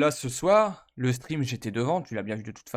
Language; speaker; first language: French; native; French